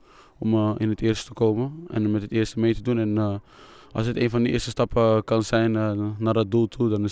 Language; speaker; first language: Dutch; native; Dutch